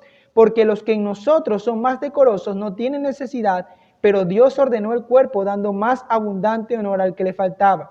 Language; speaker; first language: Spanish; native; Spanish